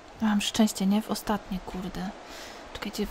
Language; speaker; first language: Polish; native; Polish